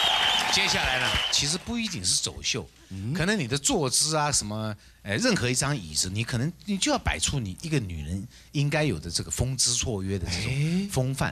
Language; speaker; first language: Chinese; native; Chinese